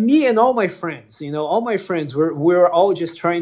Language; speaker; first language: English; non-native, fluent; Portuguese